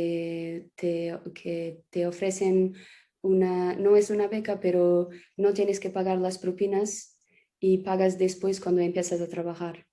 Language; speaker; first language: Spanish; non-native, fluent; Portuguese